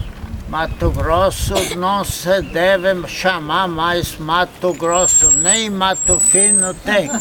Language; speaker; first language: Portuguese; non-native, fluent; Polish